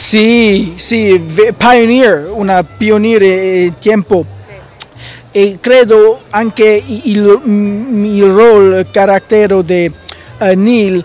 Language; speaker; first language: Italian; non-native, learner; English